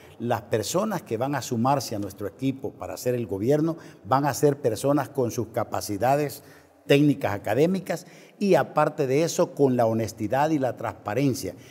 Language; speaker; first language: Spanish; native; Spanish